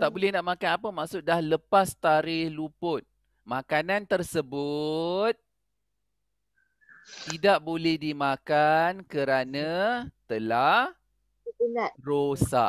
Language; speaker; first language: Malay; native; Malay